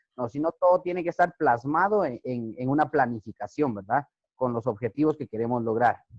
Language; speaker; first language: Spanish; native; Spanish